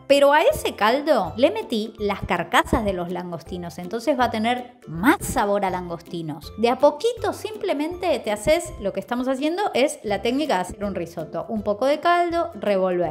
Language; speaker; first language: Spanish; native; Spanish